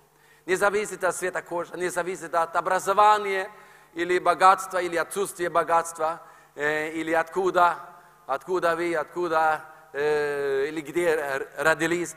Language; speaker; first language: Russian; non-native, fluent; Norwegian